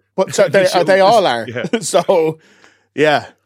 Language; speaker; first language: English; native; English